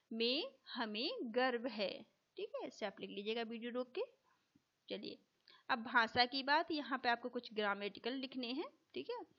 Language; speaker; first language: Hindi; native; Hindi